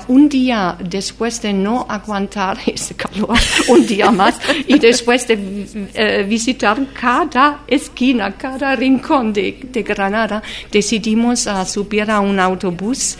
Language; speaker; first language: Spanish; non-native, fluent; German